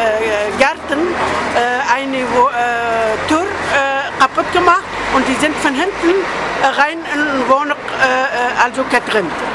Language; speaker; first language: German; non-native, learner; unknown